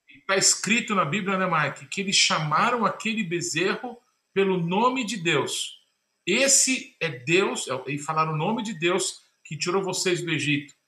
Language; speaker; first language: Portuguese; native; Portuguese